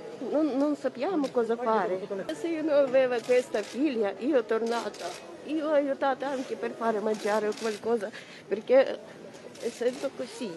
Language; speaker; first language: Italian; non-native, learner; Ukrainian